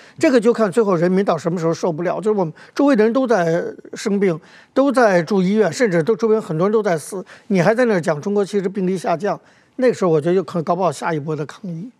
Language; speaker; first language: Chinese; native; Chinese